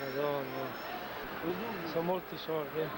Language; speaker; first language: Italian; non-native, learner; Portuguese